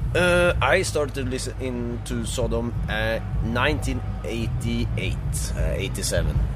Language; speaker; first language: English; non-native, fluent; Swedish